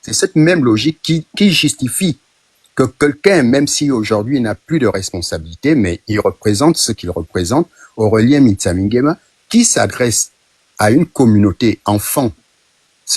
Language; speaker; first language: French; non-native, local second language; Fang